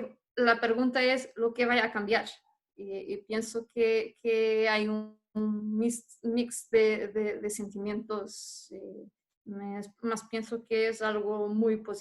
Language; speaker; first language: Spanish; non-native, fluent; Portuguese